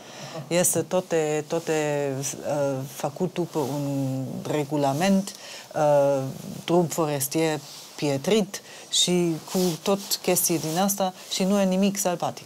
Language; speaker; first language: Romanian; non-native, fluent; German